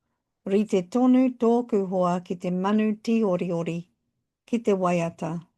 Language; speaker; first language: Māori; non-native, local second language; English